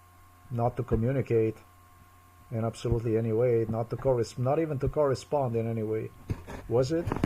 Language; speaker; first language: English; non-native, fluent; Slovenian